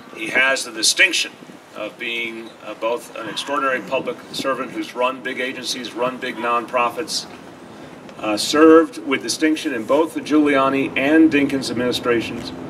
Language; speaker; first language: English; native; English